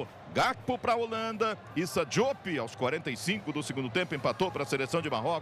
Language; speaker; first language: Portuguese; native; Portuguese